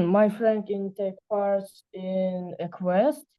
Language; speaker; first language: English; non-native, learner; Russian